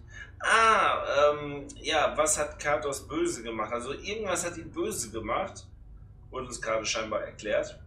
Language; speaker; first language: German; native; German